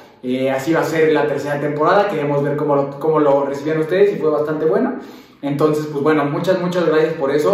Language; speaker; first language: Spanish; native; Spanish